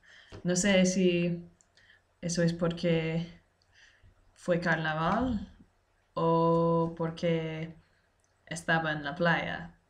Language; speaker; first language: Spanish; non-native, learner; English